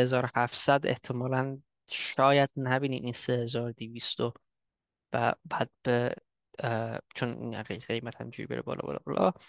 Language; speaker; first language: Persian; early bilingual, heritage; Persian